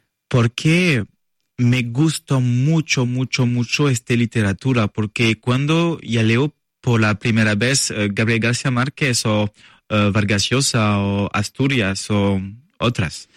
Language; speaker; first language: Spanish; non-native, learner; French